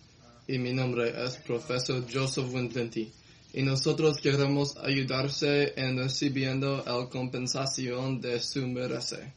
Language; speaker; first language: Spanish; non-native, learner; English